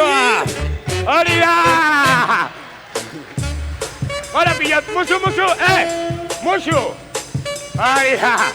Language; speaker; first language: Basque; non-native, local second language; Spanish